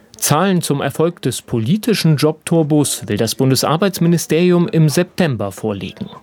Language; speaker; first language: German; native; German